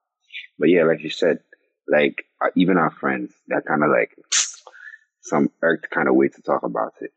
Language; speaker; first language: English; non-native, local second language; Akan